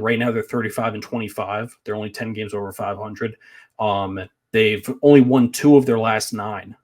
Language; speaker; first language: English; native; English